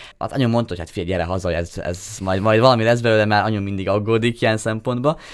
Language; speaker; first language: Hungarian; native; Hungarian